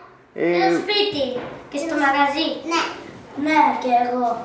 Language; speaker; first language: Greek; early bilingual, other home language; Chinese